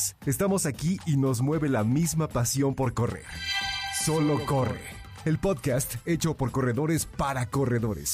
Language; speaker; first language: Spanish; native; Spanish